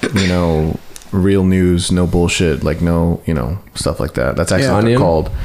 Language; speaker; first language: English; native; English